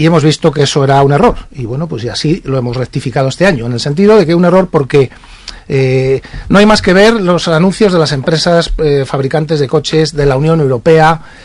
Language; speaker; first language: Spanish; native; Spanish